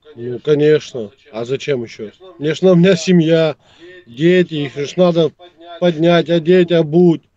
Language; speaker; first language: Russian; native; Russian